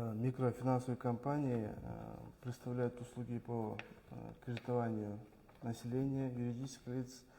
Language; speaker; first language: Russian; non-native, local second language; Kyrgyz